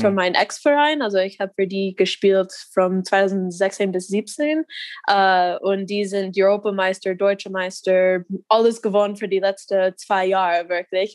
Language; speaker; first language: German; non-native, learner; English